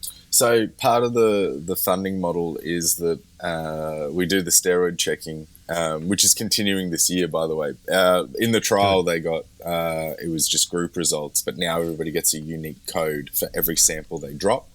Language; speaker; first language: English; native; English